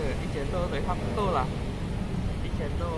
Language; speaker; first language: Chinese; non-native, learner; Javanese